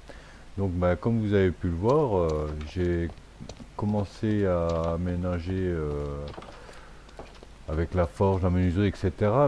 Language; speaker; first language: French; native; French